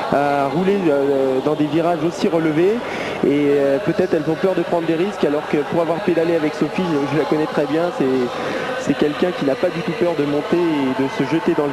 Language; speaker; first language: French; native; French